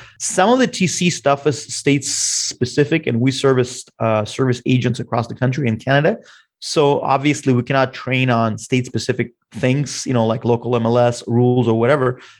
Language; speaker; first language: English; non-native, fluent; Russian